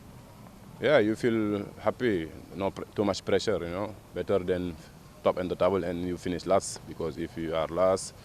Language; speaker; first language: English; non-native, fluent; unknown